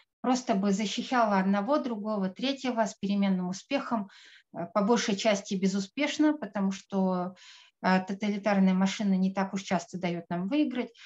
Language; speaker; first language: Russian; native; Russian